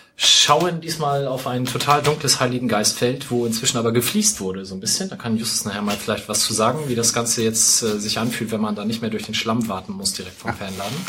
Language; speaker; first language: German; native; German